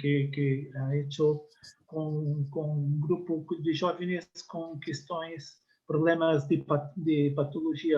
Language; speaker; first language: Spanish; non-native, learner; Portuguese